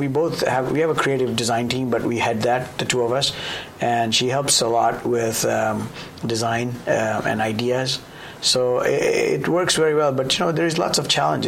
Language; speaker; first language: English; non-native, local second language; Gujarati